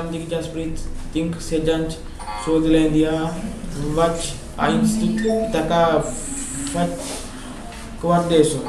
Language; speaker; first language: Catalan; non-native, learner; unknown